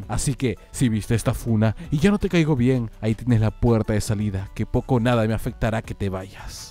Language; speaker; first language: Spanish; native; Spanish